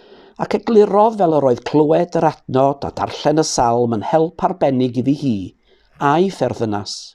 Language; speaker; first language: Welsh; native; Welsh